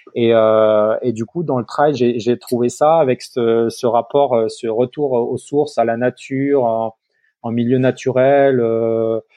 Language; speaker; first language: French; native; French